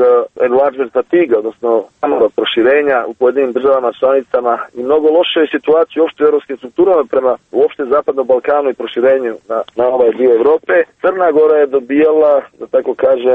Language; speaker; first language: Serbian; native; Serbian